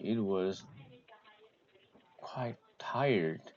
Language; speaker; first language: English; non-native, learner; Korean